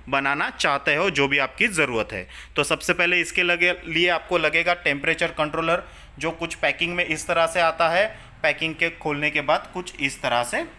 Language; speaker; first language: Hindi; non-native, local second language; Marathi